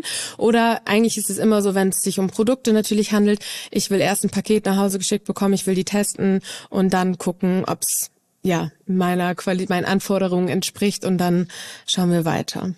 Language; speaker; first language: German; native; German